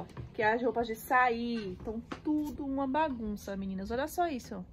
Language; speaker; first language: Portuguese; native; Portuguese